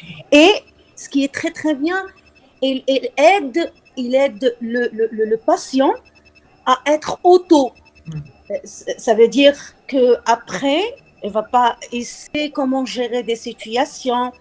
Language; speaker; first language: French; non-native, local second language; Arabic